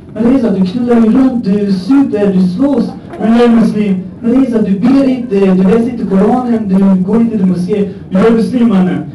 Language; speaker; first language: Swedish; early bilingual, other home language; Persian